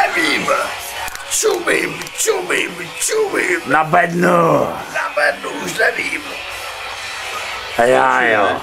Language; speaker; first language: Czech; native; Czech